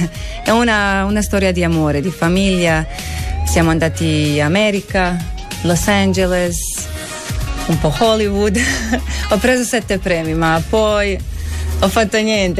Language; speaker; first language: Italian; non-native, learner; Croatian